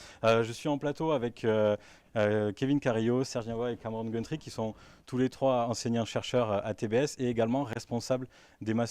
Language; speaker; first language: French; native; French